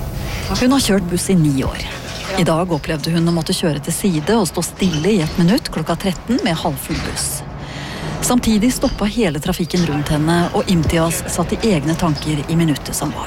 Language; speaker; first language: Norwegian; native; Norwegian